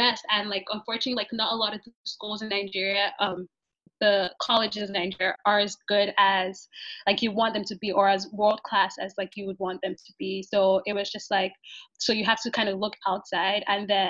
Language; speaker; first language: English; non-native, local second language; Yoruba